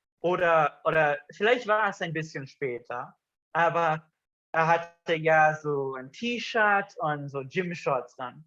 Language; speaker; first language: German; non-native, fluent; English